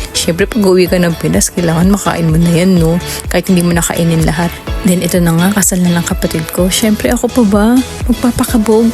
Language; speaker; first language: Filipino; native; Filipino